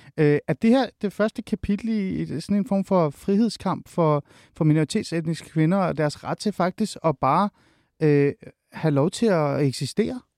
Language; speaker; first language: Danish; early bilingual, other home language; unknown